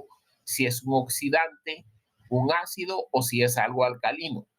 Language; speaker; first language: Spanish; native; Spanish